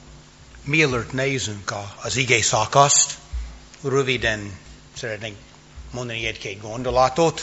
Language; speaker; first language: Hungarian; non-native, fluent; English